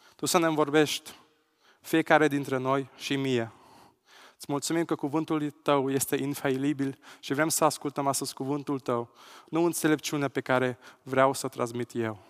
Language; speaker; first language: Romanian; non-native, local second language; Hungarian